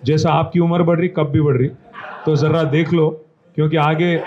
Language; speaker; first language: Hindi; non-native, local second language; Telugu